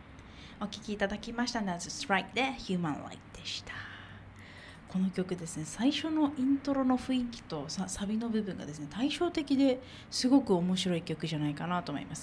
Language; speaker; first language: Japanese; native; Japanese